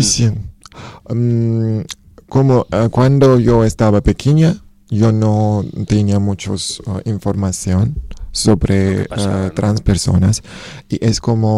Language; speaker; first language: Spanish; non-native, learner; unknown